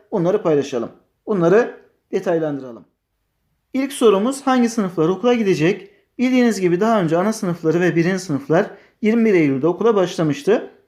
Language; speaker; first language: Turkish; native; Turkish